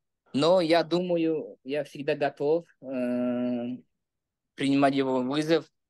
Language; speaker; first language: Russian; non-native, local second language; Uzbek